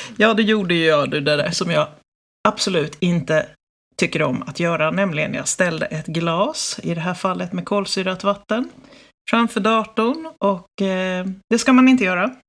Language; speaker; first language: Swedish; native; Swedish